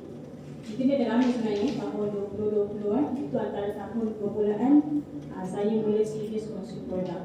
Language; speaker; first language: Malay; native; Malay